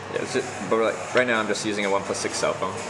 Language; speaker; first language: English; native; English